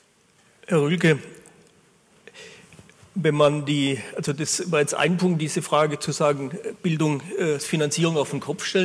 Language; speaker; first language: German; native; German